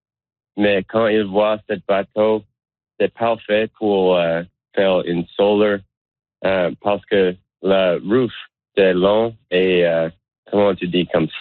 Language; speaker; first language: French; non-native, learner; English